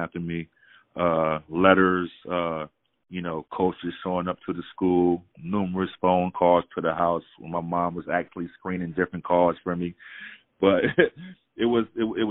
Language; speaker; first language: English; native; English